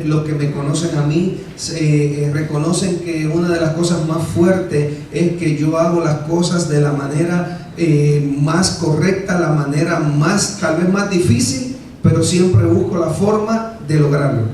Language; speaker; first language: Spanish; native; Spanish